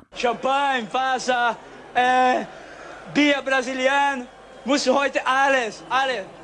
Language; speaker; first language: German; non-native, fluent; Spanish